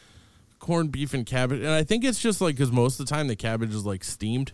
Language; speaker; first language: English; native; English